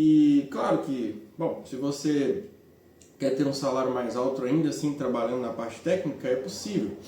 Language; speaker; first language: Portuguese; native; Portuguese